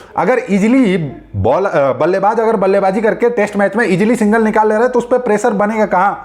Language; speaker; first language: Hindi; native; Hindi